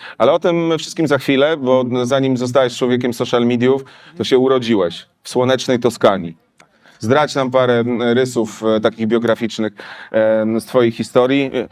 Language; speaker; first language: Polish; native; Polish